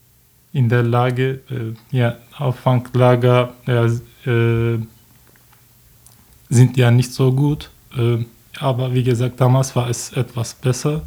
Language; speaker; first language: German; non-native, learner; Turkish